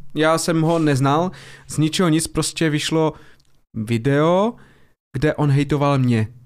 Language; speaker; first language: Czech; native; Czech